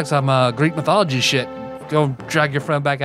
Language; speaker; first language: English; native; English